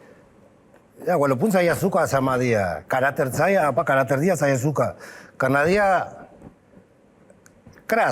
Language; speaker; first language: Indonesian; non-native, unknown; Spanish